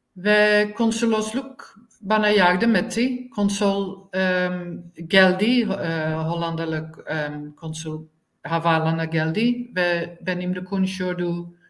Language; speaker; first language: Turkish; non-native, learner; Dutch